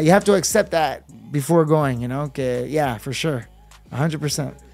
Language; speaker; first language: English; early bilingual, other home language; Spanish